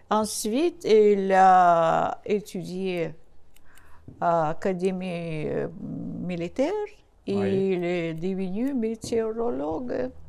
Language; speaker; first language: French; non-native, learner; Russian